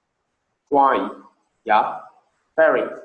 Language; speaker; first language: English; non-native, learner; Vietnamese